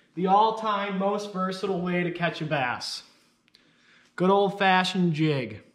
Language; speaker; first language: English; native; English